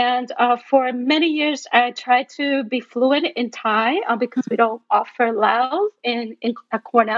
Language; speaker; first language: English; non-native, fluent; Min Nan Chinese